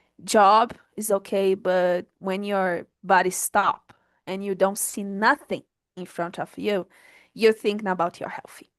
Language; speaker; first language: English; non-native, learner; Portuguese